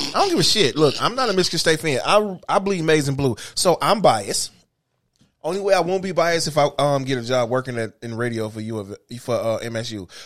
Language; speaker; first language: English; native; English